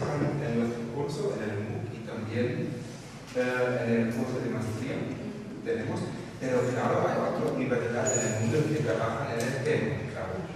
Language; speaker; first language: Spanish; non-native, fluent; German